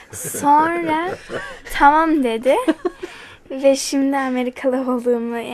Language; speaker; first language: Turkish; non-native, learner; English